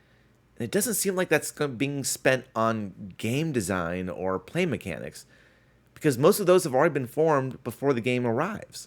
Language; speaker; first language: English; native; English